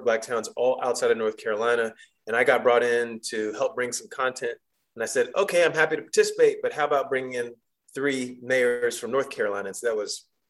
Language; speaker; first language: English; native; English